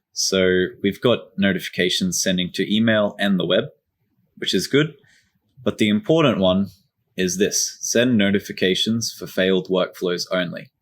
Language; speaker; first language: English; native; English